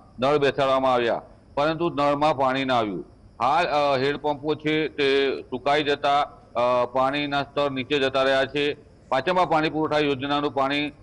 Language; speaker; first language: Gujarati; native; Gujarati